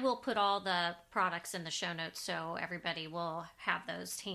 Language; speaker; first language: English; native; English